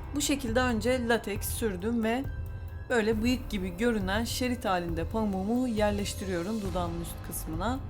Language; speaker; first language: Turkish; native; Turkish